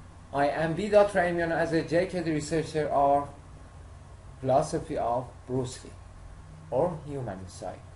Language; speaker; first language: English; non-native, learner; Persian